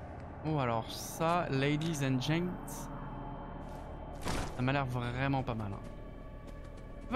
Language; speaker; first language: French; native; French